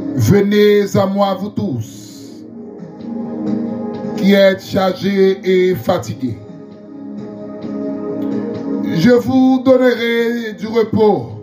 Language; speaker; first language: French; non-native, local second language; Haitian Creole